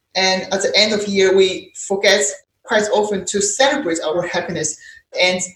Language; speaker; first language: English; non-native, fluent; Chinese